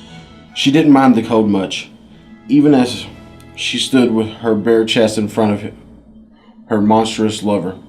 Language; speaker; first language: English; native; English